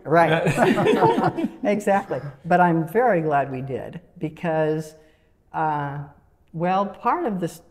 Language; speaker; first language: English; native; English